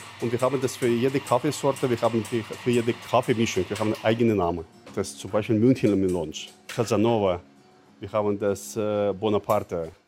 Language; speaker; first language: German; non-native, learner; Russian